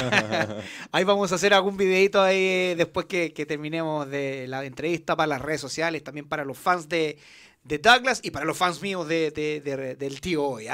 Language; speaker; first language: Spanish; native; Spanish